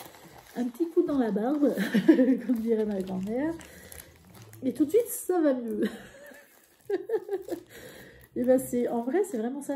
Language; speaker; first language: French; native; French